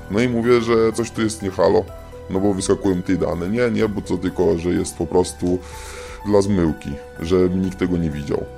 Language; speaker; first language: Polish; native; Polish